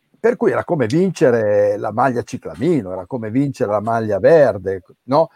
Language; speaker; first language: Italian; native; Italian